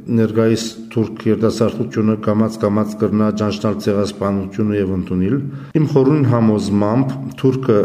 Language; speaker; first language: Armenian; early bilingual, heritage; Armenian